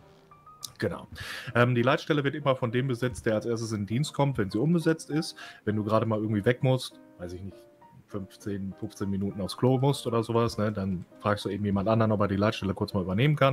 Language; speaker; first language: German; native; German